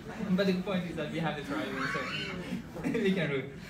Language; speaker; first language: English; non-native, fluent; Persian